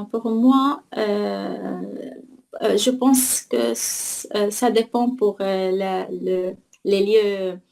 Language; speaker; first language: French; non-native, learner; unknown